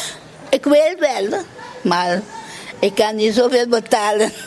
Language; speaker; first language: Dutch; non-native, local second language; Papiamento